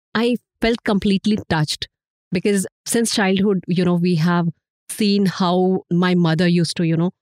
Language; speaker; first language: English; non-native, local second language; Hindi